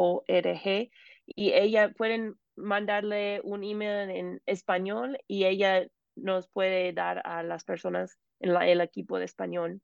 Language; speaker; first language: Spanish; non-native, fluent; English